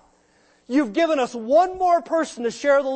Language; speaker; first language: English; native; English